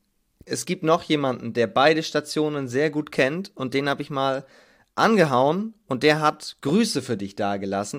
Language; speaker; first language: German; native; German